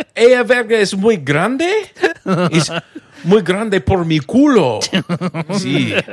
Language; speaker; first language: Spanish; non-native, learner; English